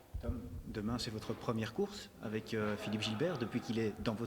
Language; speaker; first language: French; native; French